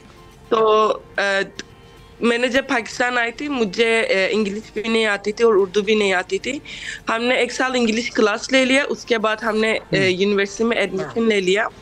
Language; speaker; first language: Hindi; non-native, fluent; Turkish